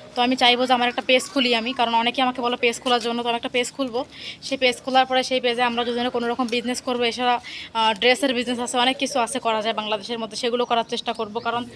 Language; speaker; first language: Bangla; native; Bangla